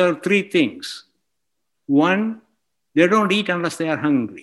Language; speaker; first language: English; non-native, local second language; Malayalam